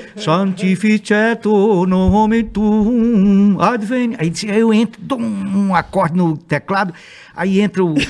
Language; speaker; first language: Portuguese; native; Portuguese